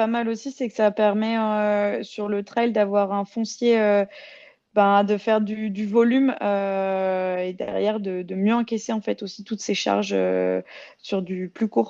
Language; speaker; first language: French; native; French